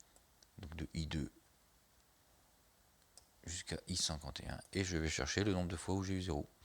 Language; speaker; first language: French; native; French